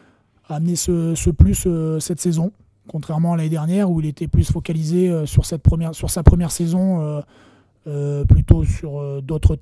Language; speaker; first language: French; native; French